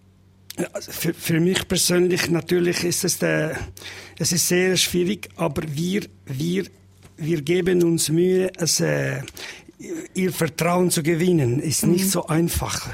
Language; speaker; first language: German; non-native, learner; Albanian